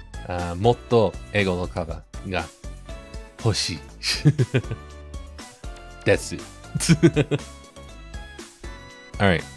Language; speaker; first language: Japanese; non-native, learner; English